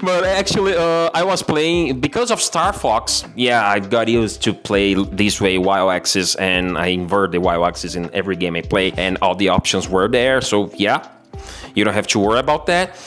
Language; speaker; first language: English; non-native, fluent; Portuguese